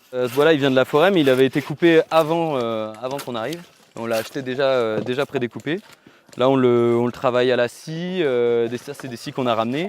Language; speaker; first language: French; native; French